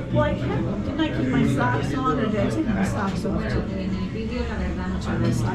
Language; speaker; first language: English; native; English